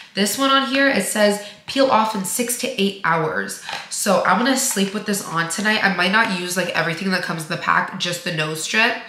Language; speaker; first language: English; native; English